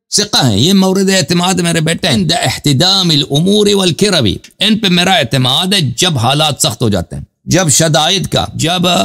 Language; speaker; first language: Urdu; non-native, fluent; Persian